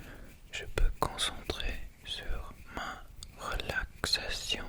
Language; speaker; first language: French; non-native, fluent; English